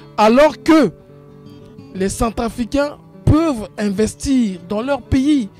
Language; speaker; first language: French; non-native, local second language; Sango